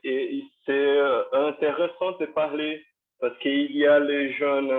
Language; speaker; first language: French; non-native, learner; Portuguese